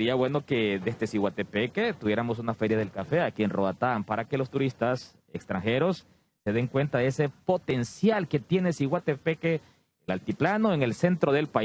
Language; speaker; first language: Spanish; native; Spanish